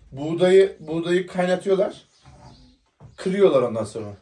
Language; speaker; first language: Turkish; native; Turkish